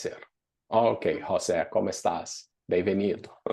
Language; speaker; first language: Spanish; non-native, fluent; Portuguese